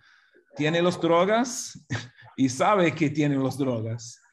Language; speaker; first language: Spanish; non-native, fluent; English